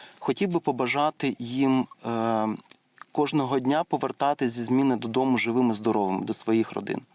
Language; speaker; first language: Ukrainian; native; Ukrainian